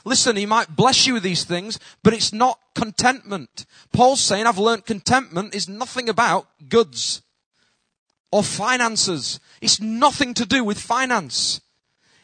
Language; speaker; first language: English; native; English